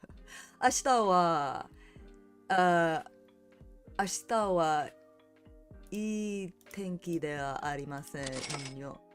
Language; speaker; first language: Japanese; non-native, learner; English